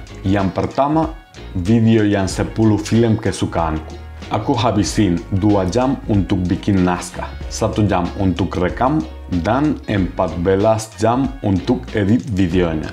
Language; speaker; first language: Indonesian; non-native, fluent; Spanish